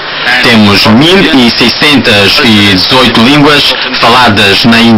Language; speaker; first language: Portuguese; non-native, fluent; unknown